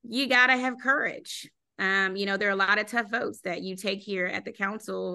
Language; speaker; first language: English; native; English